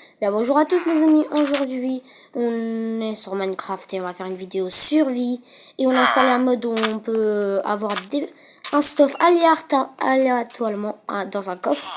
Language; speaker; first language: French; native; French